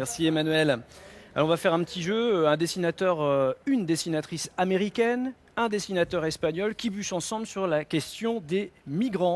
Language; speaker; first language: French; native; French